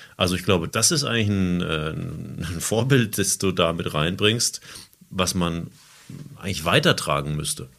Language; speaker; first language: German; native; German